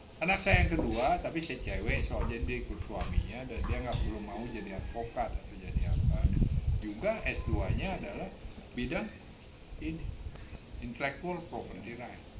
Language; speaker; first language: Indonesian; non-native, local second language; Balinese